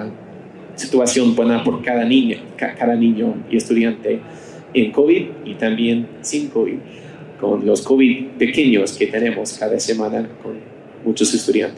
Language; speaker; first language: Spanish; non-native, learner; English